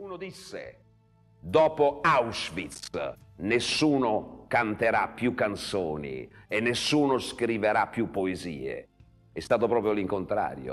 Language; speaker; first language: Italian; native; Italian